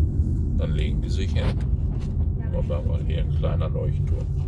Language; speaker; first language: German; native; German